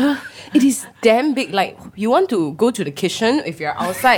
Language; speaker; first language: English; non-native, local second language; Chinese